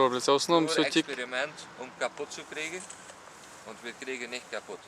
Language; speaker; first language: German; non-native, learner; Dutch